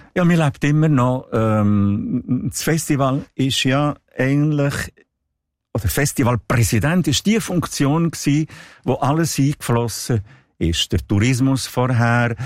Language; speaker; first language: German; non-native, local second language; Italian